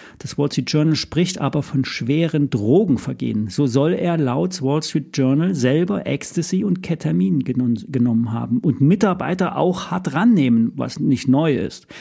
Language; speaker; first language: German; native; German